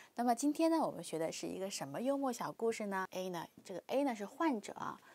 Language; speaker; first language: Chinese; native; Chinese